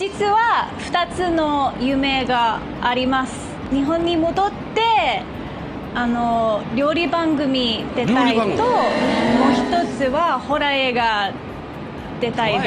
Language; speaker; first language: Japanese; non-native, learner; English